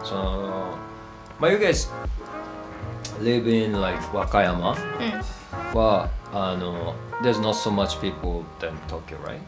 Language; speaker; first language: English; non-native, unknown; Japanese